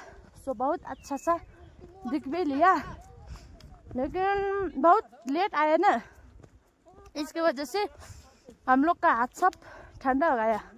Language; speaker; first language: Hindi; non-native, local second language; Nepali